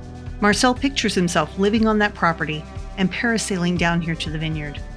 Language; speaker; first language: English; native; English